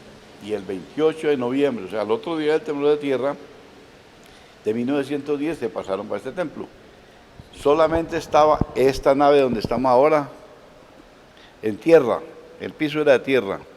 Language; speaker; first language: Spanish; native; Spanish